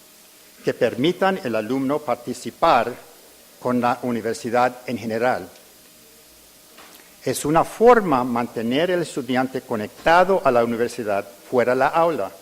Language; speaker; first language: Spanish; early bilingual, heritage; English